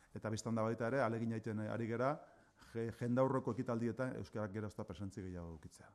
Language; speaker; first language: Basque; native; Basque